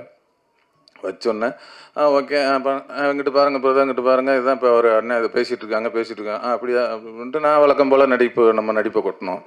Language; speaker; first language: Tamil; native; Tamil